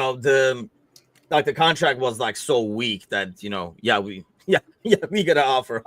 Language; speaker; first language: English; native; English